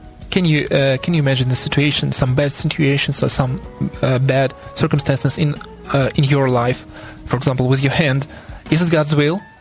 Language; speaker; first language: English; non-native, fluent; Ukrainian